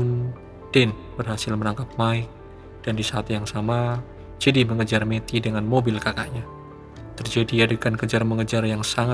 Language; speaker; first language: Indonesian; native; Indonesian